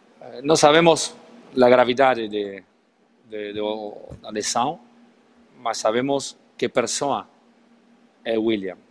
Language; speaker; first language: Portuguese; non-native, learner; Spanish